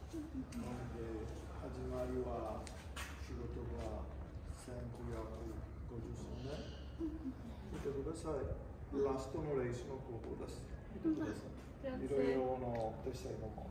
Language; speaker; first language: Japanese; non-native, learner; Italian